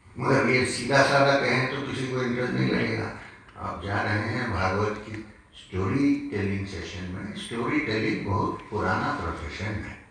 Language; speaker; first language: Hindi; non-native, local second language; Malayalam